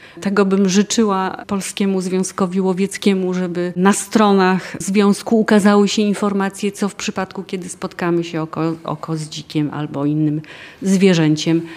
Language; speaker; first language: Polish; native; Polish